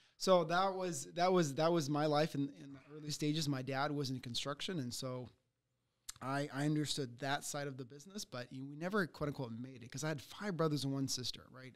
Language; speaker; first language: English; early bilingual, other home language; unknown